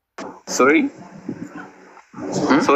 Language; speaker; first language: English; non-native, learner; Amharic